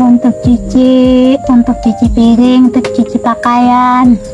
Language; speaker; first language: Indonesian; non-native, local second language; Banjar